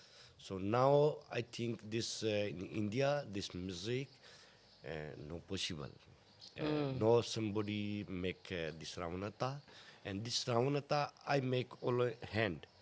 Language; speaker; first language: English; non-native, learner; Hindi